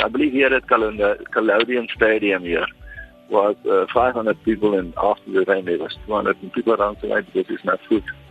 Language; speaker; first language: English; non-native, local second language; Afrikaans